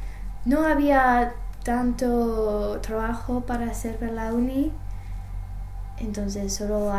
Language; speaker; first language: Spanish; non-native, learner; English